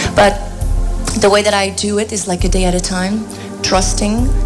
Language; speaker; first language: English; non-native, fluent; French